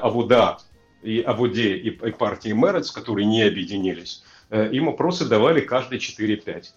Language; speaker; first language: Russian; native; Russian